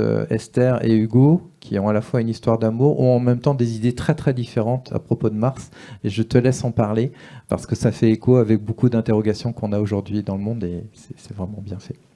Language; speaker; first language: French; native; French